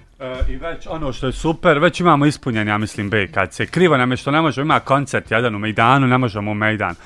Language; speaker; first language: Bosnian; native; Bosnian